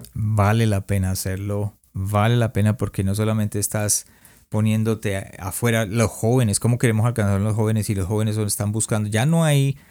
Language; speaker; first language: Spanish; early bilingual, heritage; Spanish